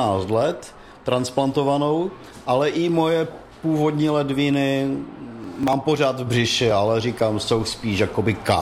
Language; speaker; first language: Czech; native; Czech